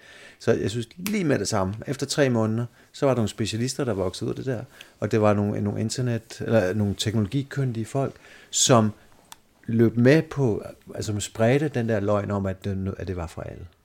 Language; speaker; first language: Danish; native; Danish